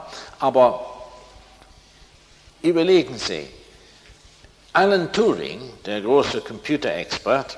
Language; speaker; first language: German; non-native, fluent; English